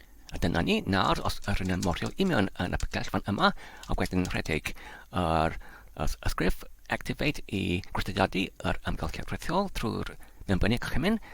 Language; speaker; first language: Welsh; non-native, learner; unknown